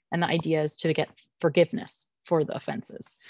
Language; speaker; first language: English; native; English